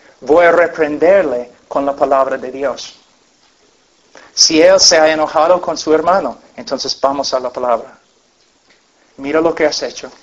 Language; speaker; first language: Spanish; non-native, fluent; English